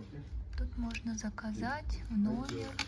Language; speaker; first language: Russian; native; Russian